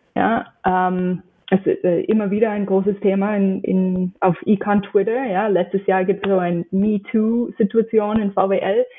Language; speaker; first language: German; non-native, fluent; English